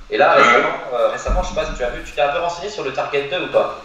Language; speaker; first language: French; native; French